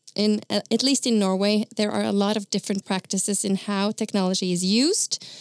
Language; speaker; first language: English; non-native, fluent; Norwegian